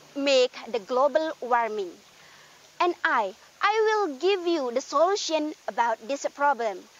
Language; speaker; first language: English; non-native, learner; Indonesian